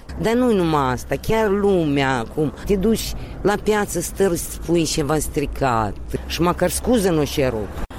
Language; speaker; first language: Romanian; native; Romanian